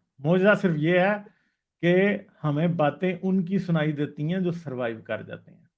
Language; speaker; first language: Urdu; native; Urdu